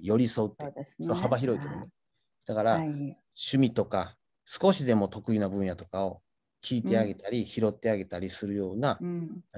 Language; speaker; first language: Japanese; native; Japanese